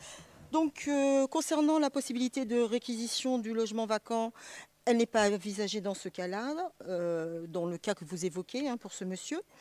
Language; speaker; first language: French; native; French